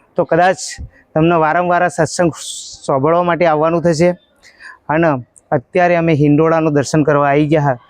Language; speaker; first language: Gujarati; native; Gujarati